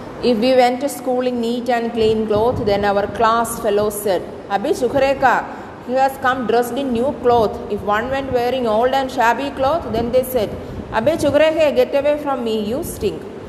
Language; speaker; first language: English; non-native, local second language; Malayalam